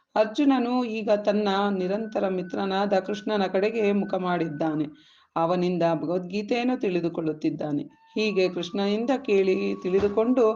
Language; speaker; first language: Kannada; native; Kannada